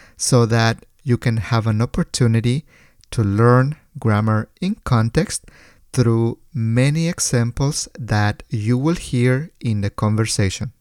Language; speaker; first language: English; non-native, fluent; Spanish